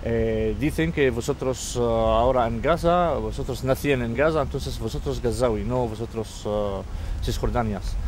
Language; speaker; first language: Spanish; non-native, fluent; Arabic